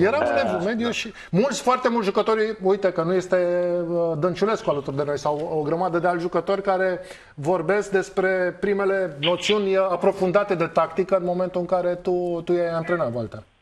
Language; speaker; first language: Romanian; native; Romanian